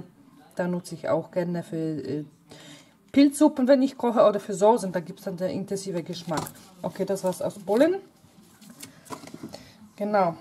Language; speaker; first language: German; non-native, fluent; Polish